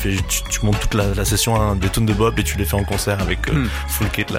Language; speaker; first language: French; native; French